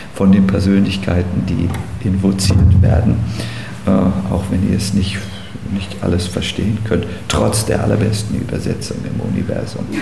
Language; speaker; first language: German; native; German